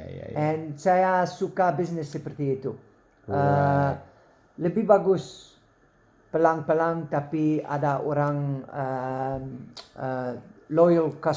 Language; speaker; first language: Indonesian; non-native, learner; Dutch